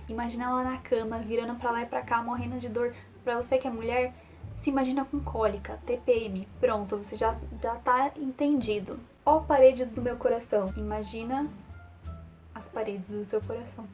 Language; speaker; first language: Portuguese; native; Portuguese